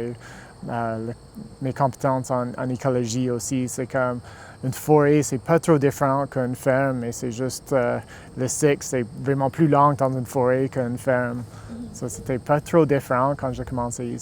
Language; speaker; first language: French; non-native, local second language; English